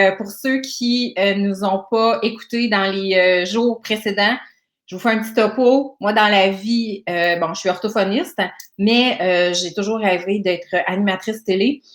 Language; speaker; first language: French; native; French